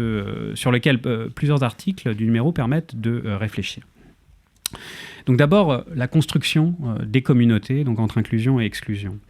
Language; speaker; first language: French; native; French